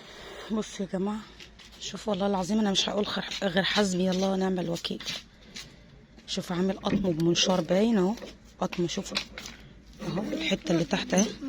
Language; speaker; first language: Arabic; native; Arabic